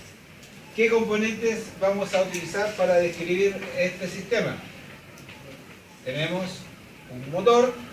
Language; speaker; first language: Spanish; native; Spanish